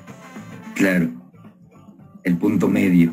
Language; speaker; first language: Spanish; native; Spanish